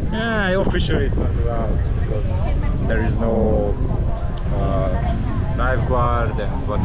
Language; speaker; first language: English; non-native, fluent; Hungarian